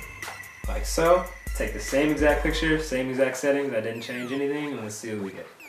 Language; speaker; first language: English; native; English